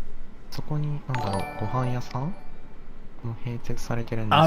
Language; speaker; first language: Japanese; native; Japanese